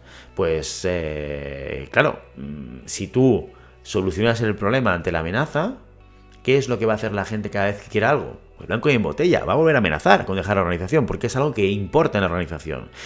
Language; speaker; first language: Spanish; native; Spanish